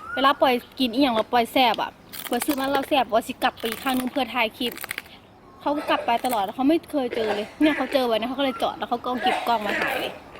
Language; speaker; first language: Thai; native; Thai